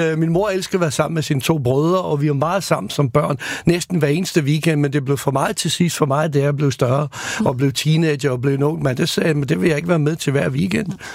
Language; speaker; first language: Danish; non-native, fluent; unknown